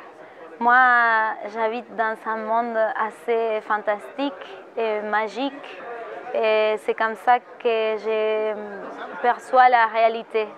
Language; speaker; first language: French; non-native, fluent; Spanish